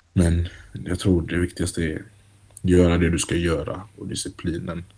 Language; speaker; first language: Swedish; early bilingual, other home language; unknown